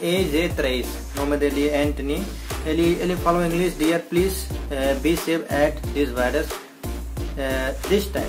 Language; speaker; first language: Portuguese; non-native, learner; Hindi